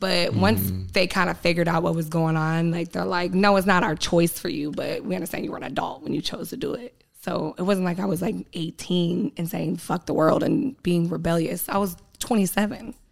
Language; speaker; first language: English; native; English